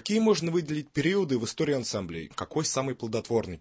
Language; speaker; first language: Russian; native; Russian